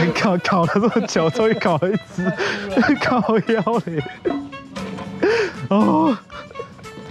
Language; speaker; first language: Chinese; native; Chinese